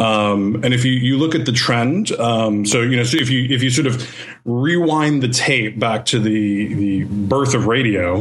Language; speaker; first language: English; native; English